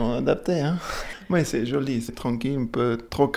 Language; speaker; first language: French; non-native, learner; Afrikaans